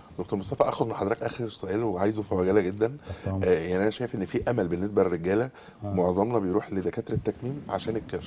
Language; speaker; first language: Arabic; native; Arabic